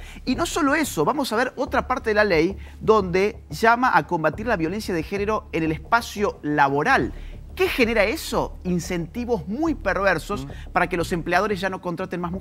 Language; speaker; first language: Spanish; native; Spanish